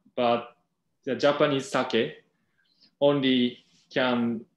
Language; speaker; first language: English; non-native, fluent; Japanese